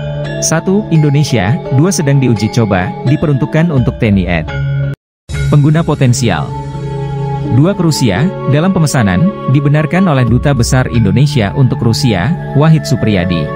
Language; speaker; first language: Indonesian; native; Indonesian